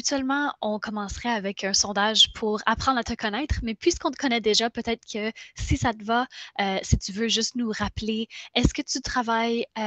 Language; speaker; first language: French; native; French